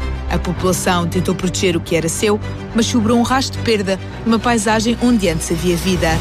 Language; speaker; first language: Portuguese; native; Portuguese